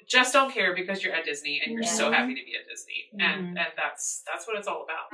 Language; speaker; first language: English; native; English